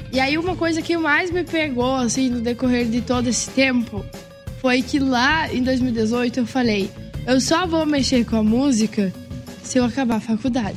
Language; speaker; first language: Portuguese; native; Portuguese